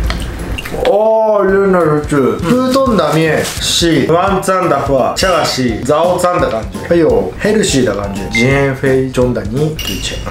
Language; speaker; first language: Chinese; non-native, learner; Japanese